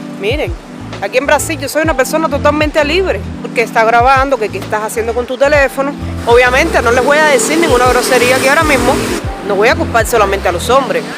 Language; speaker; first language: Spanish; native; Spanish